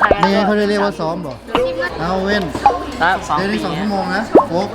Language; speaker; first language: Thai; native; Thai